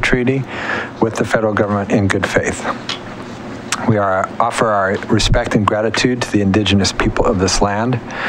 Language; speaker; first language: English; native; English